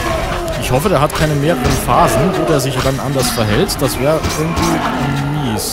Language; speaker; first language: German; native; German